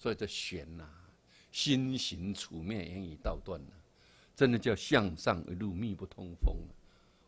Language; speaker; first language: Chinese; native; Chinese